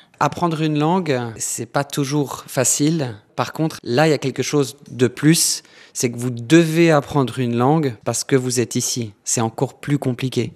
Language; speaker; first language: French; native; French